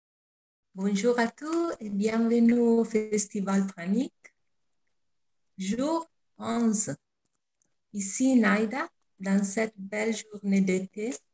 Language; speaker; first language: French; non-native, fluent; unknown